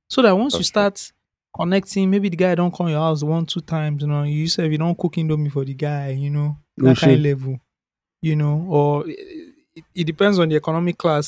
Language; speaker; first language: English; non-native, local second language; Yoruba